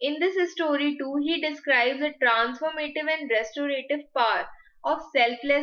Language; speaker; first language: English; non-native, local second language; Hindi